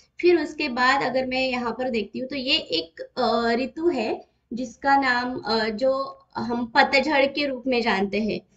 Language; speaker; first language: Hindi; non-native, local second language; Marathi